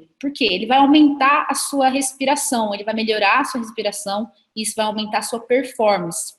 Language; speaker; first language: Portuguese; native; Portuguese